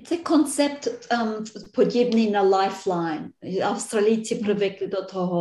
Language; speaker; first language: Ukrainian; early bilingual, heritage; Ukrainian